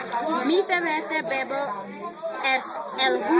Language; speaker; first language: Spanish; non-native, learner; English